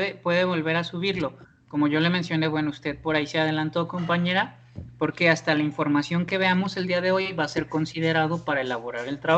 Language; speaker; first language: Spanish; native; Spanish